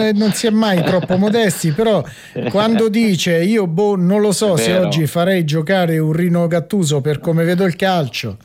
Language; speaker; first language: Italian; native; Italian